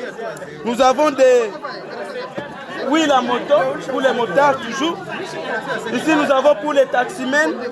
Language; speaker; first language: French; non-native, local second language; Swahili